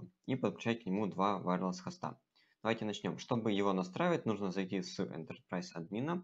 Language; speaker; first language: Russian; native; Russian